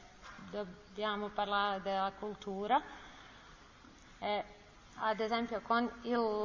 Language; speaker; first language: Italian; non-native, learner; Bosnian